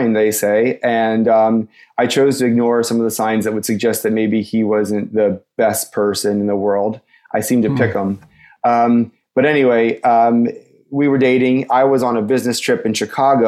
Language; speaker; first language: English; native; English